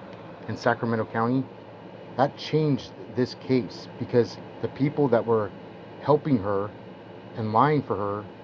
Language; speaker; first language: English; native; English